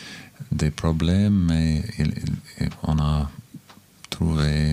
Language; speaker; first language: French; non-native, learner; English